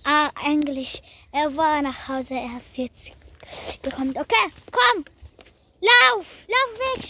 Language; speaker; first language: German; non-native, learner; Arabic